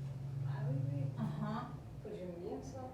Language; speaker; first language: French; non-native, learner; English